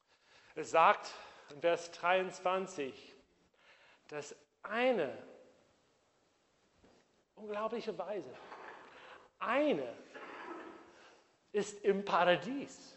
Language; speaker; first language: German; non-native, fluent; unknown